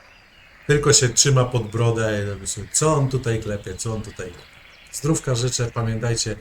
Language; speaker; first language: Polish; native; Polish